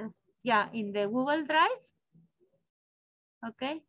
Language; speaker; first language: English; non-native, learner; Spanish